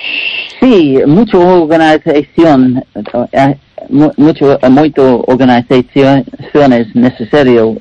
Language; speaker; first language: Spanish; non-native, learner; English